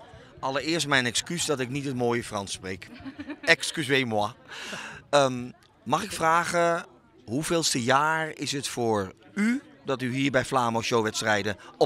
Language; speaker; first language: Dutch; native; Dutch